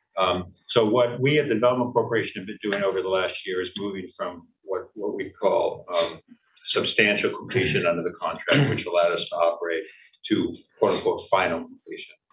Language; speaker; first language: English; native; English